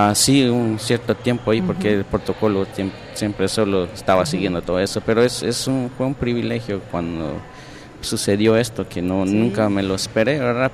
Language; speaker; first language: Spanish; non-native, local second language; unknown